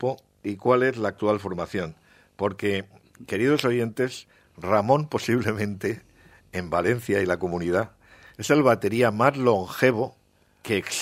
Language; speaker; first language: Spanish; native; Spanish